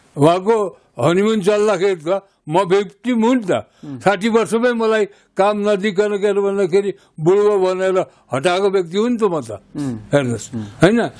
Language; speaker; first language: Nepali; native; Nepali